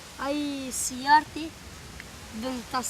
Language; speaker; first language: Arabic; native; Arabic